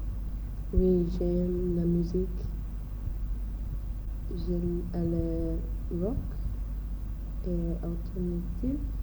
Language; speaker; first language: French; non-native, learner; English